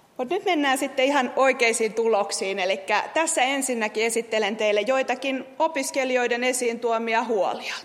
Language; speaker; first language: Finnish; native; Finnish